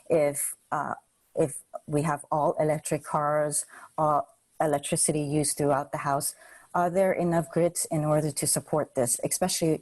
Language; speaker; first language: English; non-native, local second language; Cantonese